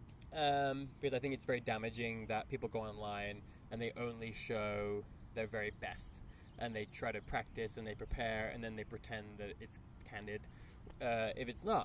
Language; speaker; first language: English; native; English